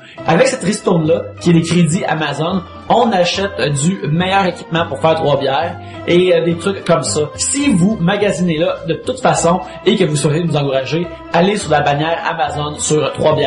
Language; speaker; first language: French; native; French